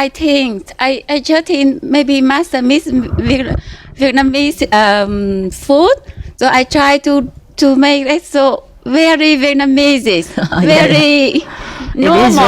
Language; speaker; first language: English; non-native, learner; Vietnamese